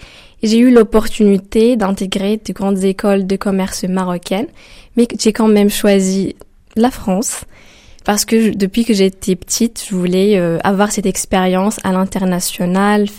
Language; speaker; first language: French; non-native, local second language; Arabic